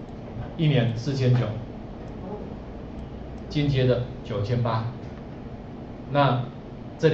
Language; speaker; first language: Chinese; native; Chinese